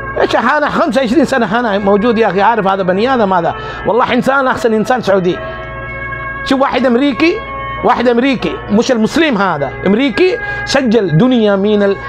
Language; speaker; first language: Arabic; non-native, learner; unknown